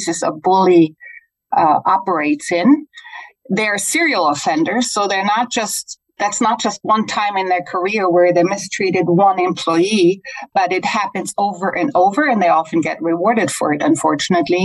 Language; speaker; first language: English; non-native, fluent; German